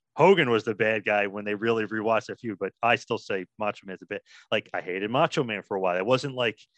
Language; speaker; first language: English; native; English